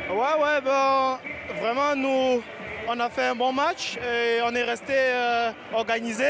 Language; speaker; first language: French; non-native, fluent; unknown